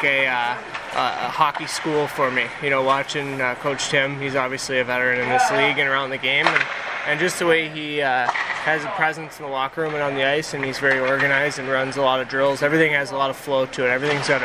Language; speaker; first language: English; native; English